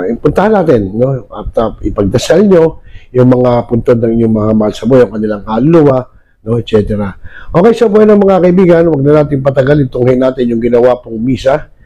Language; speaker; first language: Filipino; native; Filipino